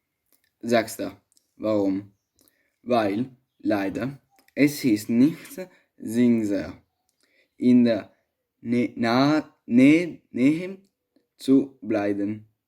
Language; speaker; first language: German; non-native, learner; Italian